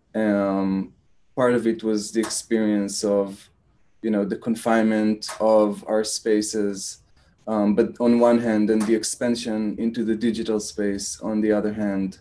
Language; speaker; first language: English; non-native, fluent; Hebrew